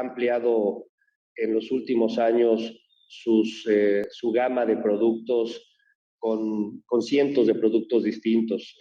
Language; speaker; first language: Spanish; native; Spanish